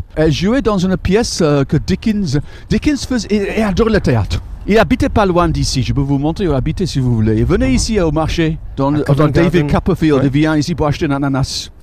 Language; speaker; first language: French; non-native, fluent; English